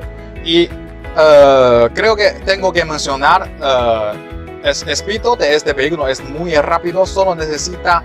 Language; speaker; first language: Spanish; non-native, learner; Chinese